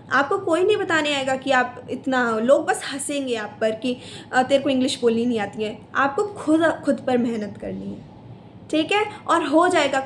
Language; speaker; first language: Hindi; native; Hindi